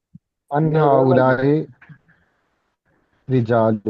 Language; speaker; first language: Arabic; non-native, learner; Malayalam